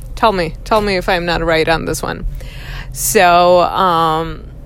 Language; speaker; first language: English; non-native, fluent; Russian